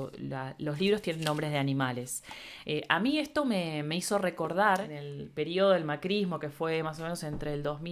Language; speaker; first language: Spanish; native; Spanish